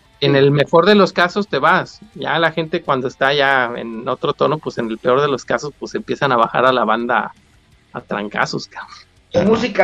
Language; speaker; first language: Spanish; native; Spanish